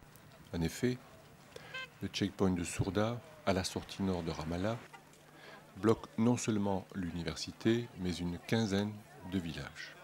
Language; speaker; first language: French; native; French